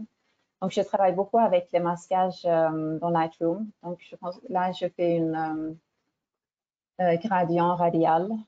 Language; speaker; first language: French; non-native, fluent; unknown